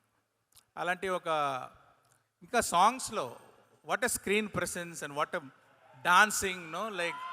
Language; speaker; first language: Telugu; non-native, learner; Tamil